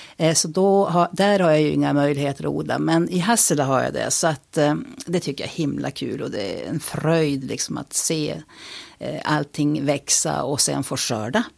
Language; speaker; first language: Swedish; native; Swedish